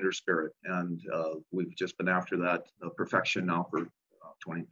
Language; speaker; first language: English; native; English